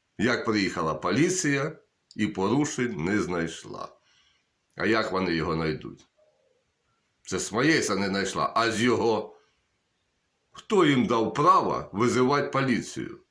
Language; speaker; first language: Ukrainian; non-native, local second language; Russian